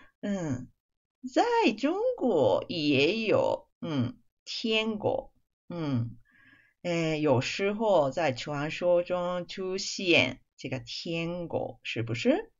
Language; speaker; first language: Chinese; non-native, fluent; Japanese